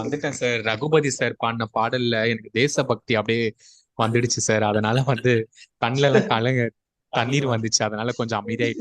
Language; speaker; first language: Tamil; native; Tamil